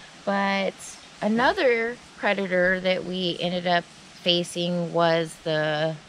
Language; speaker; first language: English; native; English